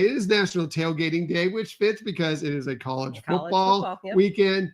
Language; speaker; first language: English; native; English